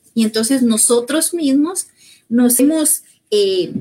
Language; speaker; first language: Spanish; native; Spanish